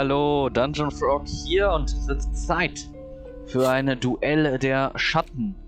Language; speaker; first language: German; native; German